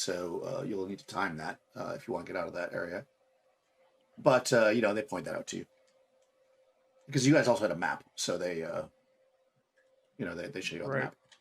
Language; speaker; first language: English; native; English